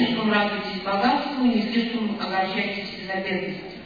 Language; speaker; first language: Russian; native; Russian